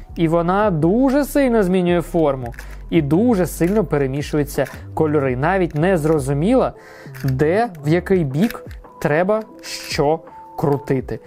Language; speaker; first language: Ukrainian; non-native, local second language; Russian